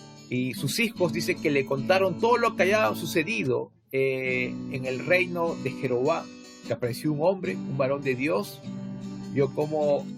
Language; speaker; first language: Spanish; native; Spanish